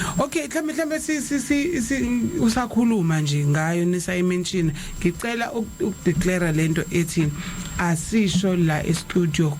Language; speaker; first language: Zulu; native; Zulu